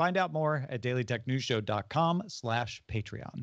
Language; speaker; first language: English; native; English